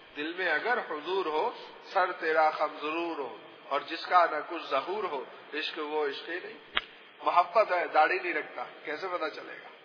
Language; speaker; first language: Urdu; non-native, local second language; Pashto